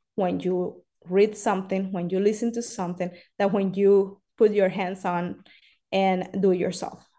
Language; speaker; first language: English; non-native, fluent; Spanish